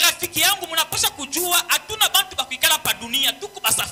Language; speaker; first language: Swahili; native; Swahili